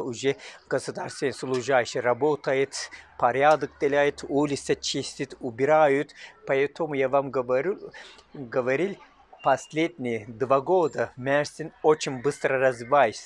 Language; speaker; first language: Russian; non-native, learner; Turkish